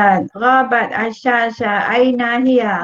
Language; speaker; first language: Arabic; non-native, fluent; Malay